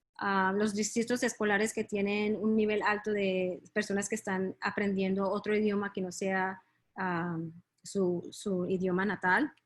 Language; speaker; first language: Spanish; early bilingual, heritage; Spanish